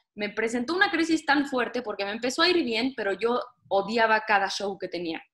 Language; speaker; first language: Spanish; native; Spanish